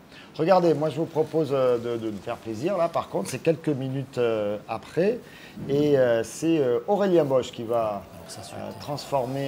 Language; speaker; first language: French; native; French